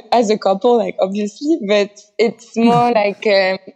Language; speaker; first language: English; non-native, fluent; French